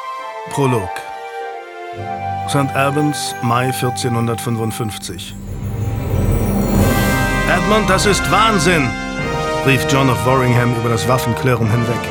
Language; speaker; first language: German; native; German